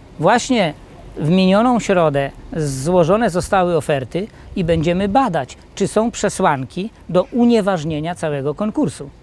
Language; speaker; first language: Polish; native; Polish